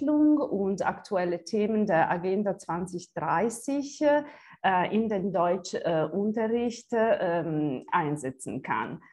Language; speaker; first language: German; non-native, fluent; Italian